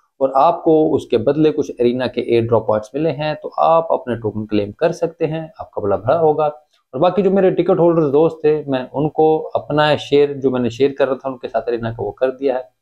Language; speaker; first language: Urdu; native; Urdu